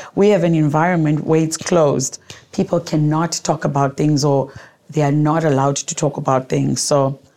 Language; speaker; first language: English; non-native, local second language; Shona